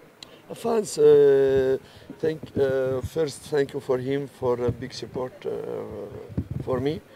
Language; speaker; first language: English; non-native, learner; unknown